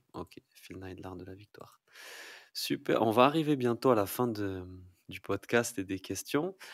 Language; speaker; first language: French; native; French